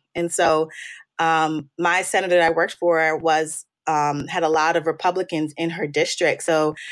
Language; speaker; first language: English; native; English